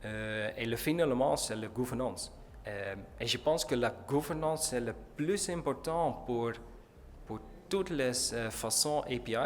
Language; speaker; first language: French; non-native, learner; Dutch